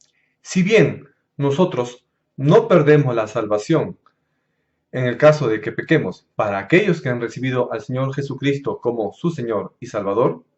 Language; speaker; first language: Spanish; native; Spanish